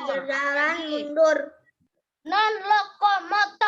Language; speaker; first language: Malay; native; Malay